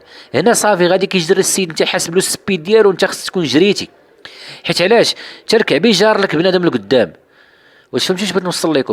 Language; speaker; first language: Arabic; native; Arabic